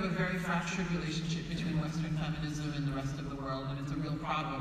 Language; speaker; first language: English; native; English